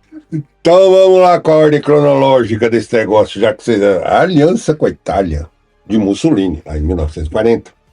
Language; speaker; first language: Portuguese; native; Portuguese